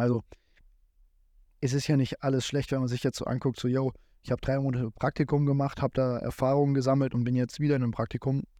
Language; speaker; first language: German; native; German